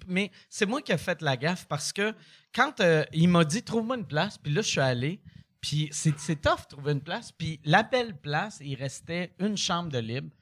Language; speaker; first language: French; native; French